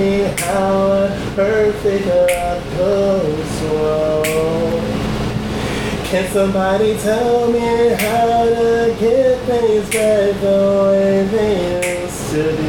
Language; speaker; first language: English; native; English